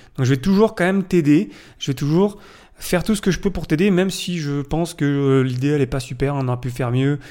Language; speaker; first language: French; native; French